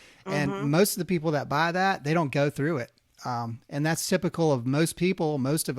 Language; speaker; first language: English; native; English